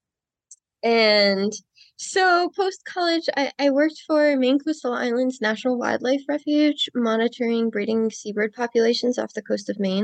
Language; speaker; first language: English; native; English